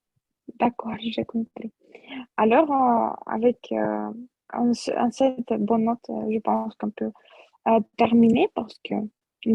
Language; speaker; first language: French; non-native, fluent; Russian